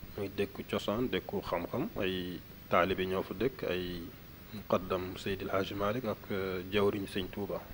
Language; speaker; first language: Wolof; non-native, local second language; Fula